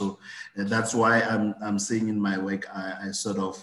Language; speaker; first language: English; non-native, local second language; Southern Sotho